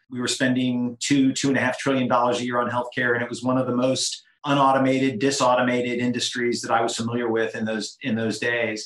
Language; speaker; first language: English; native; English